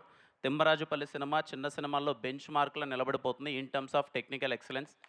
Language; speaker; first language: Telugu; native; Telugu